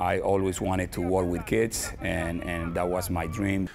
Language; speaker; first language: English; non-native, fluent; Spanish